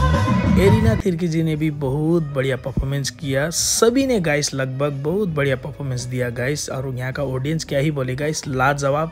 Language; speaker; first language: Hindi; non-native, local second language; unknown